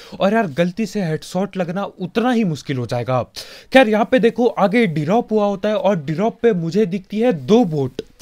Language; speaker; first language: Hindi; native; Hindi